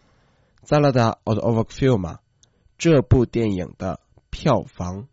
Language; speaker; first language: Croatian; non-native, fluent; Chinese